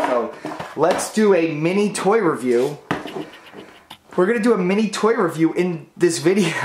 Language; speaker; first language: English; native; English